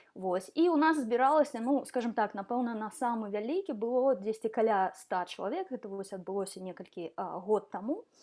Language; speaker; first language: Belarusian; non-native, local second language; Russian